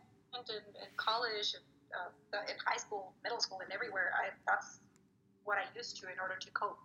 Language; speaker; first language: English; non-native, fluent; Spanish